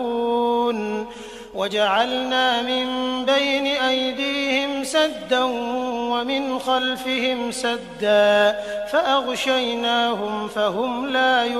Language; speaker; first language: Arabic; native; Arabic